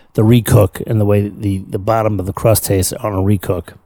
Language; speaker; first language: English; native; English